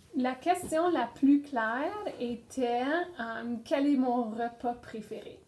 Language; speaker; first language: French; native; French